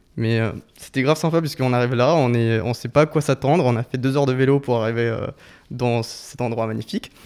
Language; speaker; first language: French; non-native, fluent; Spanish